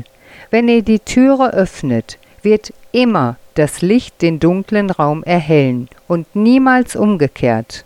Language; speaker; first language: German; native; German